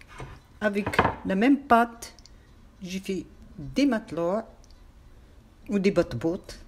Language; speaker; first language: French; non-native, fluent; Arabic